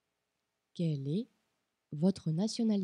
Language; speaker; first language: French; non-native, fluent; Portuguese